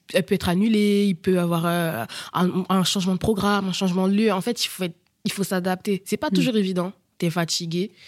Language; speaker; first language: French; early bilingual, other home language; Bambara